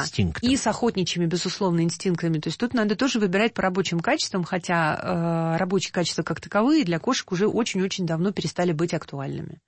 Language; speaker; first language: Russian; native; Russian